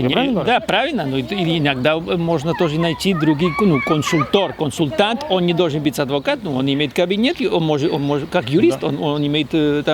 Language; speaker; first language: Russian; non-native, fluent; Spanish